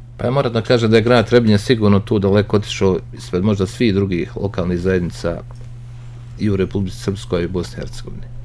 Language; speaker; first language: Bosnian; native; Bosnian